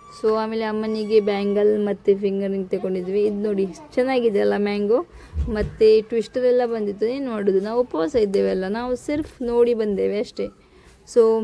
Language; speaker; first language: Kannada; non-native, local second language; Urdu